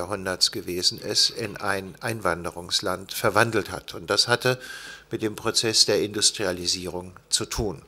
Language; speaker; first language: German; native; German